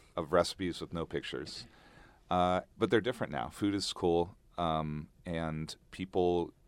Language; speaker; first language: English; native; English